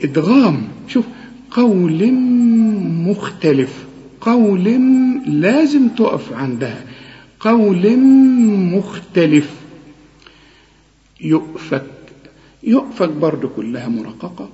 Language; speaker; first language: Arabic; native; Arabic